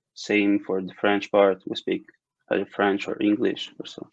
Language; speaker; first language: English; non-native, fluent; Italian